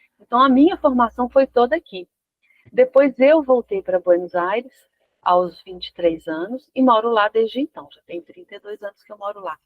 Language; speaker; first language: Portuguese; early bilingual, other home language; Spanish